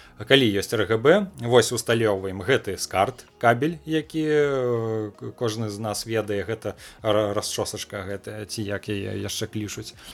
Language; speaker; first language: Belarusian; non-native, local second language; Russian